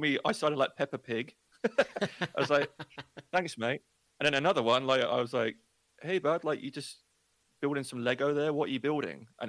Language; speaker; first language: English; native; English